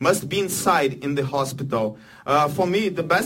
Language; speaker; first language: English; non-native, learner; Portuguese